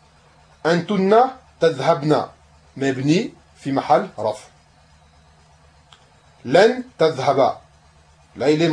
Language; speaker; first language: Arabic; non-native, fluent; French